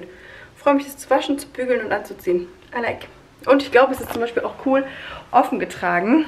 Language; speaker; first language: German; native; German